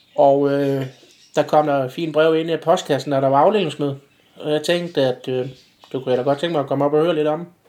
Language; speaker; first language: Danish; native; Danish